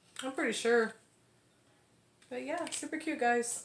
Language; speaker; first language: English; native; English